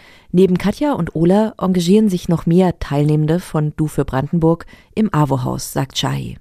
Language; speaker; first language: German; native; German